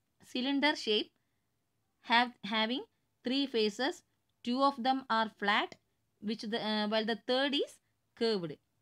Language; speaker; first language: English; non-native, local second language; Tamil